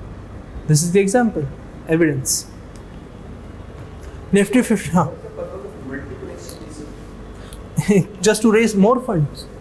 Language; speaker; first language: English; non-native, local second language; Hindi